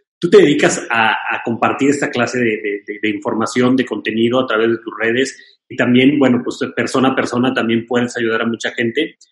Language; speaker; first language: Spanish; native; Spanish